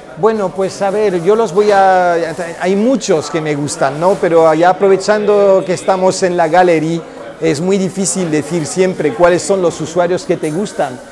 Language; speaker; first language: Spanish; early bilingual, heritage; Spanish